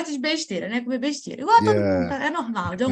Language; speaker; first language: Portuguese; native; Portuguese